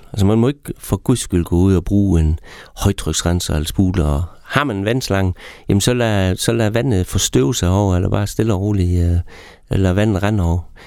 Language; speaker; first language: Danish; native; Danish